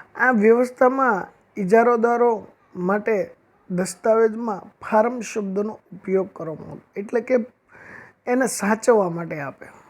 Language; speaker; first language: Gujarati; native; Gujarati